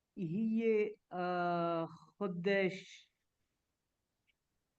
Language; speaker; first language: Hebrew; non-native, learner; French